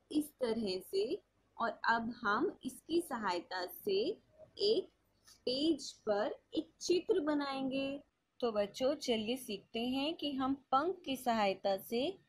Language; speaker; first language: Hindi; native; Hindi